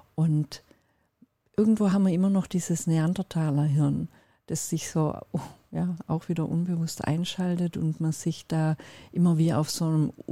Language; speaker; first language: German; non-native, fluent; Turkish